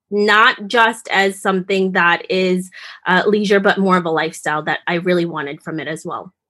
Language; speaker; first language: English; early bilingual, other home language; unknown